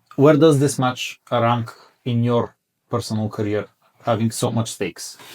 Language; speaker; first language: English; non-native, fluent; Bulgarian